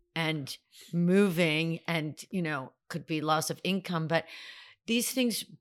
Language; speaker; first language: English; native; English